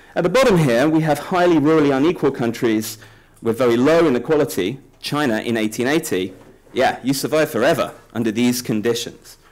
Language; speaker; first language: English; native; English